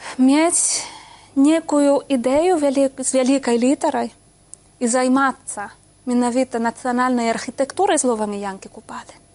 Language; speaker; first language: Belarusian; non-native, fluent; Spanish